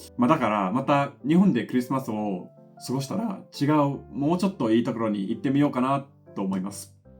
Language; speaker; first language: Japanese; non-native, fluent; English